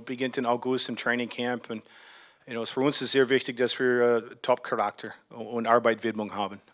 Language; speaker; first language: German; non-native, fluent; English